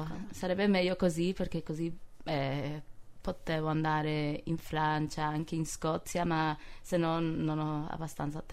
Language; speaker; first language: Italian; non-native, fluent; English